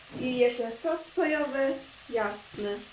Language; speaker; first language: Polish; non-native, learner; Chinese